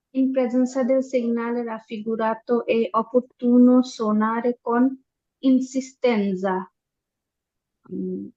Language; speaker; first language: Italian; non-native, learner; Bangla